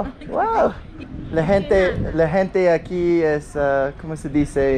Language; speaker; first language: Spanish; non-native, learner; English